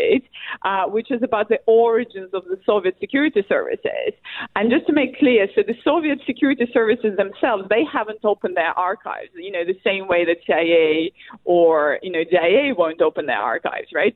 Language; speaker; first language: English; non-native, fluent; Russian